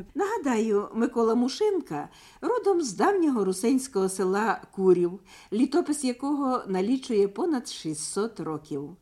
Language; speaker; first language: Ukrainian; native; Ukrainian